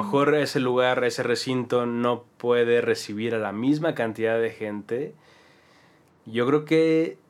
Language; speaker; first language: Spanish; native; Spanish